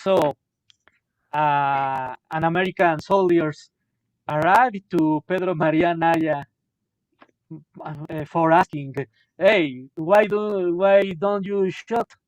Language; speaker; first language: English; non-native, local second language; Spanish